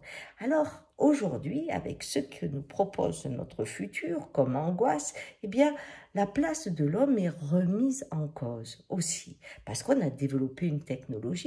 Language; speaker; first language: French; native; French